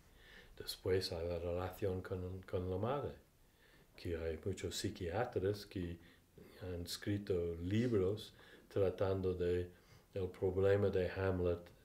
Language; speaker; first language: Spanish; non-native, fluent; English